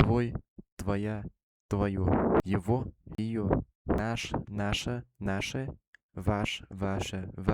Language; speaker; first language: Russian; non-native, learner; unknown